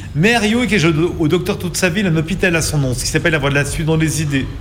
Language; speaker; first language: French; native; French